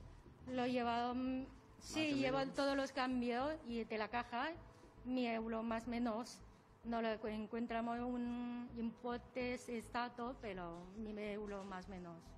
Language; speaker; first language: Spanish; non-native, learner; Chinese